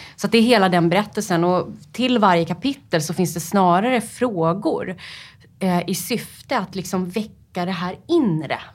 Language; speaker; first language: Swedish; native; Swedish